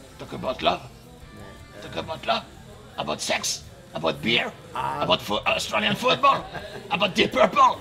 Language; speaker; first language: English; non-native, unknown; French